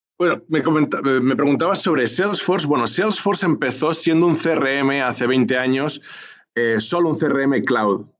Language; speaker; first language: Spanish; native; Spanish